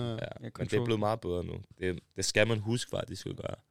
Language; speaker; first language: Danish; early bilingual, other home language; Serbian